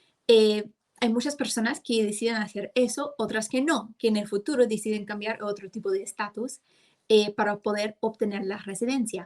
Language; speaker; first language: Spanish; non-native, fluent; English